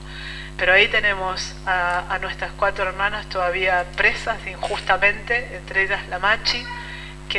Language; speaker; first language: Spanish; native; Spanish